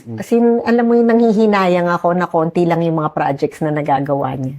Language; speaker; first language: Filipino; native; Filipino